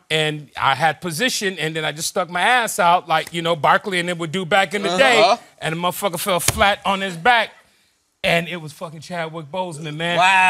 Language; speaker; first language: English; native; English